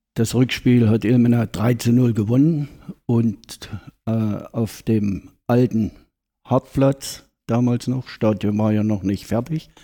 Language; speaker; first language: German; native; German